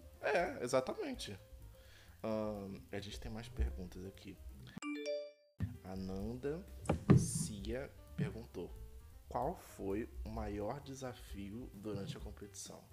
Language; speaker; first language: Portuguese; native; Portuguese